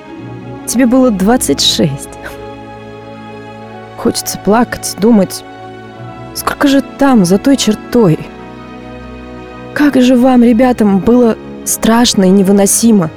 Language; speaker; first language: Russian; native; Russian